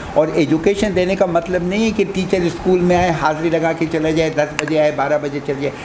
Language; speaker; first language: Urdu; native; Urdu